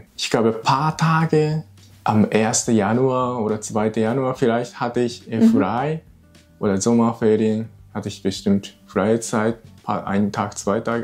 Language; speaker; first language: German; non-native, learner; Japanese